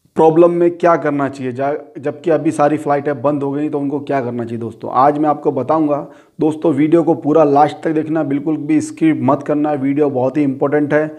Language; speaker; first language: Hindi; native; Hindi